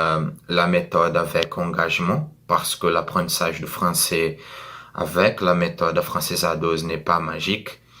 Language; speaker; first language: French; non-native, fluent; Portuguese